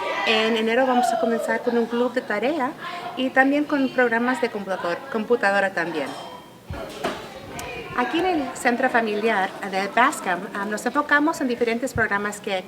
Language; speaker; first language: Spanish; early bilingual, heritage; Spanish